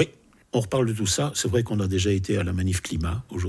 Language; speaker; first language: French; native; French